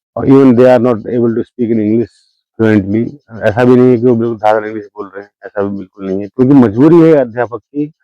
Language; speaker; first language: Hindi; native; Hindi